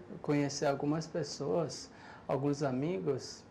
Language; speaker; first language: Portuguese; non-native, learner; Haitian Creole